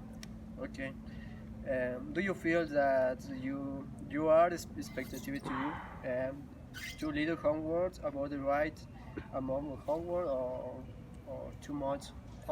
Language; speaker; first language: English; non-native, learner; Spanish